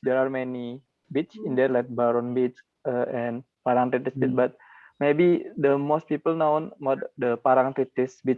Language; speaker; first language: English; non-native, learner; Indonesian